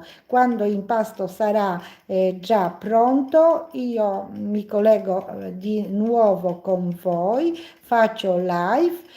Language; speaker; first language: Italian; non-native, learner; Polish